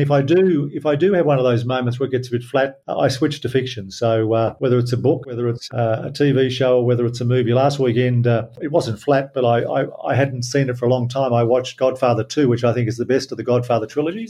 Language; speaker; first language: English; native; English